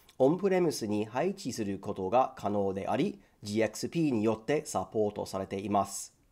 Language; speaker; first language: Japanese; non-native, fluent; English